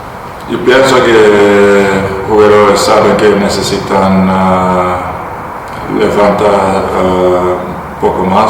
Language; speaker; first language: Spanish; non-native, learner; Dutch